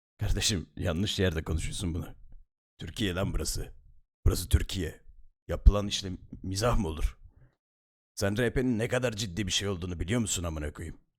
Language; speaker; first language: Turkish; native; Turkish